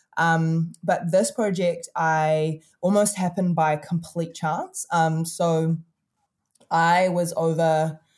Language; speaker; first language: English; native; English